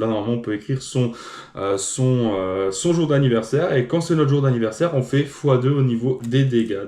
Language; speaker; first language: French; native; French